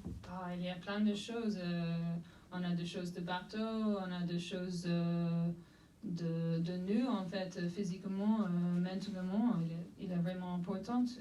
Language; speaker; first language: French; non-native, fluent; English